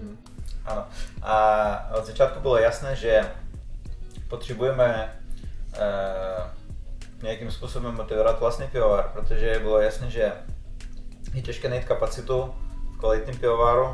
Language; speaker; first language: Czech; non-native, fluent; Russian